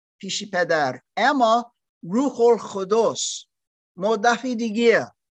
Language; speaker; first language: Persian; non-native, learner; German